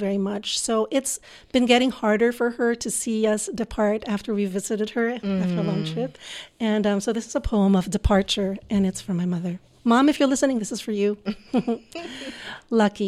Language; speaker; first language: English; non-native, local second language; Filipino